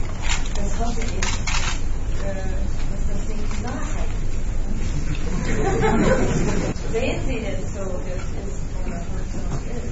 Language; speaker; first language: German; non-native, learner; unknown